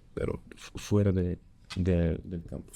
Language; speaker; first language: Spanish; non-native, learner; Bulgarian